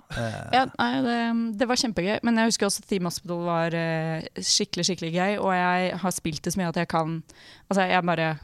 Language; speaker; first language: Norwegian; native; Norwegian